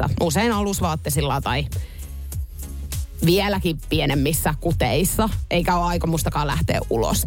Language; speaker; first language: Finnish; native; Finnish